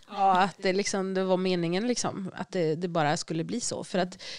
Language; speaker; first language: Swedish; native; Swedish